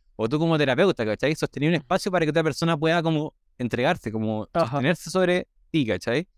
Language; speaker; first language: Spanish; native; Spanish